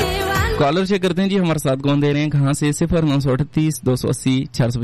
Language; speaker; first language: Hindi; non-native, local second language; Pashto